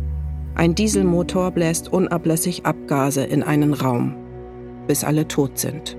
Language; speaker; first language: German; native; German